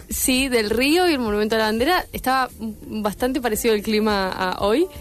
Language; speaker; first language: Spanish; native; Spanish